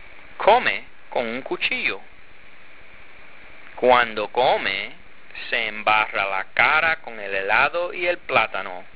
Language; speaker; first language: Spanish; non-native, fluent; English